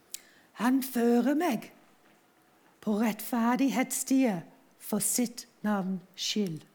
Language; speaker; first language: Norwegian; non-native, fluent; English